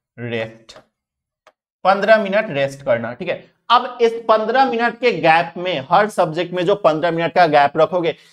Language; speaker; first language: Hindi; native; Hindi